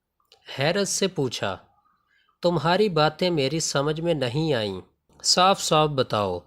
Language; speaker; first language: Urdu; native; Urdu